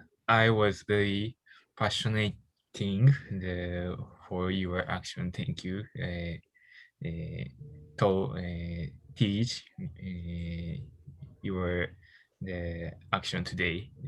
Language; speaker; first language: English; non-native, learner; Japanese